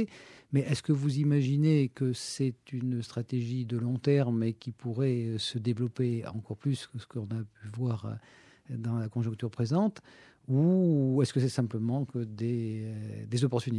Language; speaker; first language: French; native; French